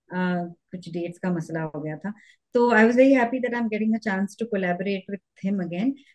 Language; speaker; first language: Hindi; native; Hindi